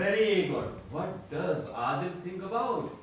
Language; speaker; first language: English; non-native, local second language; Urdu